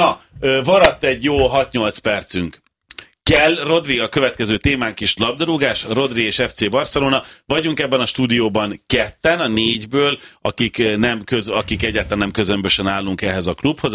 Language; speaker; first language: Hungarian; native; Hungarian